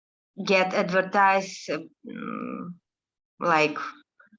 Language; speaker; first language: English; non-native, learner; Russian